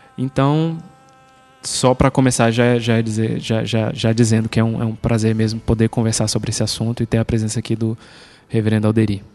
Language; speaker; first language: Portuguese; native; Portuguese